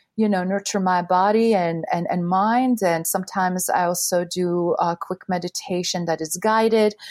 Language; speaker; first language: English; non-native, fluent; Bosnian